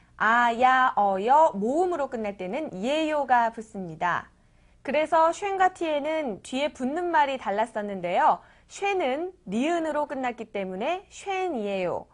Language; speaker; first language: Korean; native; Korean